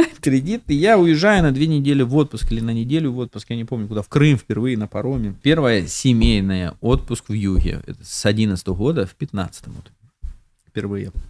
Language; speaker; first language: Russian; native; Russian